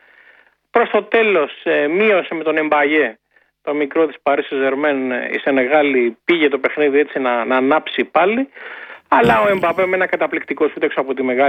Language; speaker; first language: Greek; native; Greek